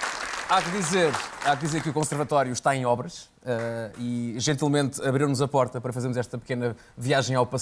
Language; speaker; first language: Portuguese; native; Portuguese